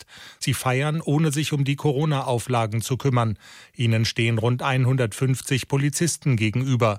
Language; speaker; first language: German; native; German